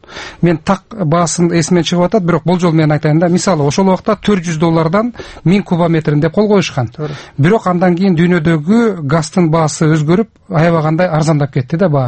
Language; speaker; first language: Kyrgyz; native; Kyrgyz